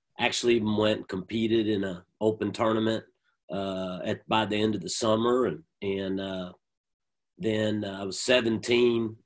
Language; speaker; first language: English; native; English